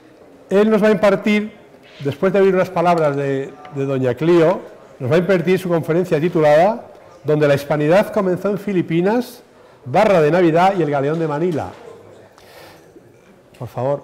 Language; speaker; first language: Spanish; native; Spanish